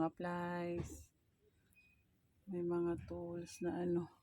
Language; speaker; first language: Filipino; native; Filipino